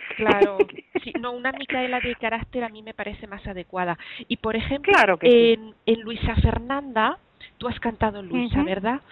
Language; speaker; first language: Spanish; native; Spanish